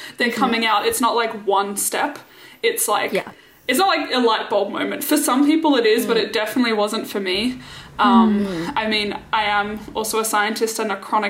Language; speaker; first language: English; native; English